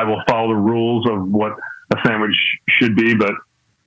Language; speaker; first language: English; native; English